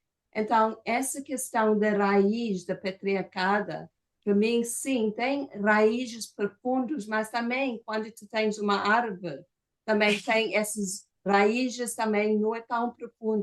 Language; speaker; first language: Portuguese; non-native, fluent; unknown